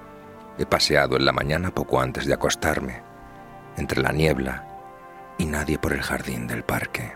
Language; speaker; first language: Spanish; native; Spanish